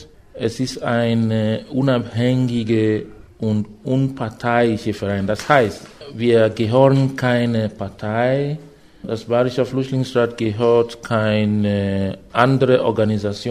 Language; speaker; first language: German; non-native, fluent; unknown